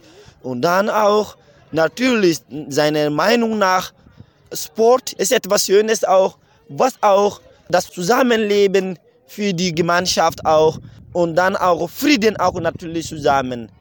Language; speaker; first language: German; non-native, learner; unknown